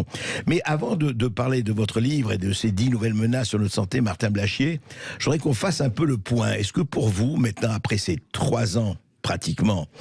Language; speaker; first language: French; native; French